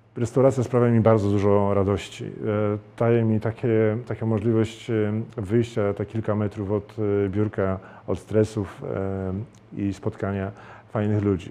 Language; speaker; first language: Polish; native; Polish